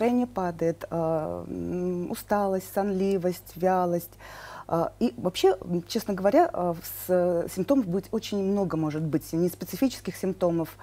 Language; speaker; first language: Russian; native; Russian